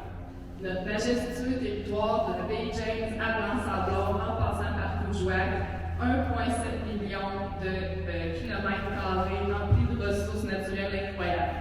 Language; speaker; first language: French; native; French